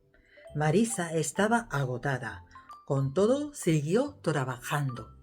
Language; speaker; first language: Spanish; non-native, fluent; Japanese